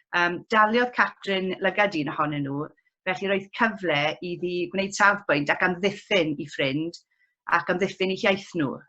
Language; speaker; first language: Welsh; non-native, local second language; English